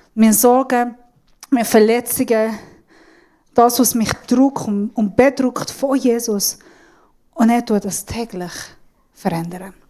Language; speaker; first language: German; non-native, fluent; Persian